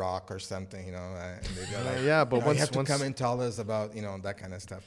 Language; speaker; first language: English; native; English